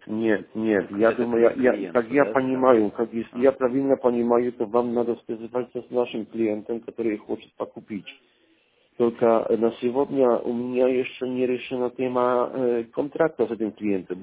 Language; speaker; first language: Russian; non-native, learner; Polish